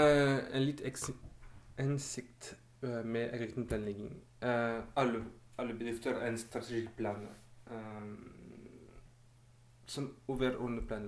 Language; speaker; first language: Norwegian; non-native, fluent; French